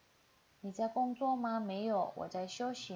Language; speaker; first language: Chinese; non-native, fluent; Indonesian